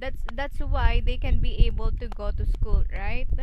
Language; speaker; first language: English; non-native, local second language; Filipino